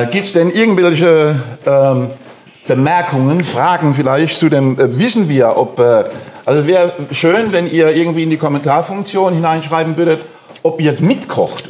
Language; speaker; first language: German; native; German